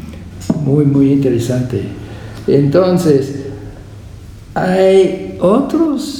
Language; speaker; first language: Spanish; non-native, fluent; English